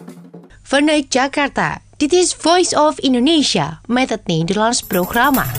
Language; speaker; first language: Dutch; non-native, fluent; Indonesian